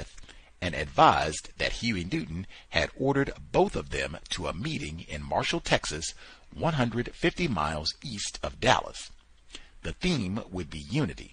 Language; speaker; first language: English; native; English